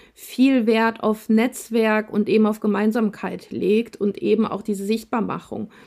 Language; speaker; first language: German; early bilingual, other home language; Russian